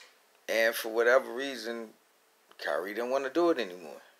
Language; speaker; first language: English; native; English